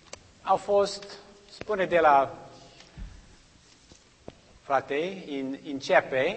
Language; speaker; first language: Romanian; non-native, learner; English